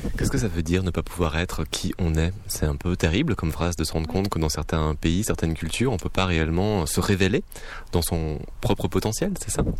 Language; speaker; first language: French; native; French